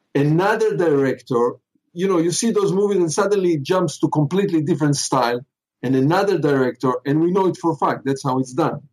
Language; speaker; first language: English; non-native, fluent; Hebrew